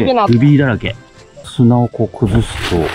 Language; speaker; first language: Japanese; native; Japanese